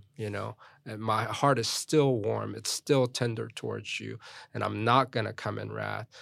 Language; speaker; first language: English; early bilingual, other home language; Korean